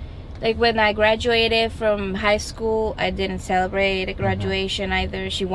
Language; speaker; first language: English; non-native, fluent; Spanish